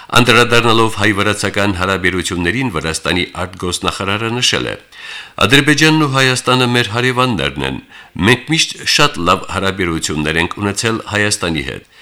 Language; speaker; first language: Armenian; native; Armenian